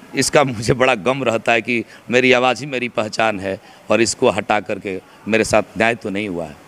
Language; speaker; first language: Hindi; native; Hindi